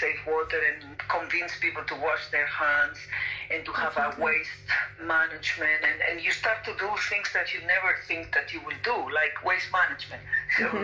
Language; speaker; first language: English; non-native, fluent; Spanish